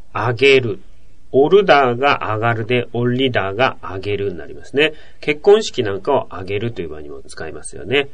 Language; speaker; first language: Japanese; native; Japanese